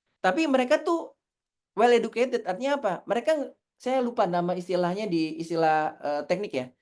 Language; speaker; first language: Indonesian; native; Indonesian